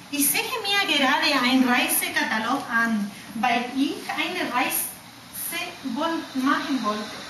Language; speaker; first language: German; non-native, learner; Spanish